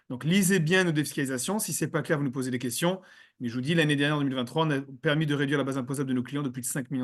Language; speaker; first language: French; native; French